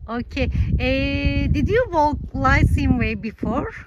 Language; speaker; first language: English; non-native, learner; Turkish